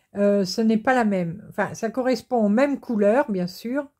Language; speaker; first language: French; native; French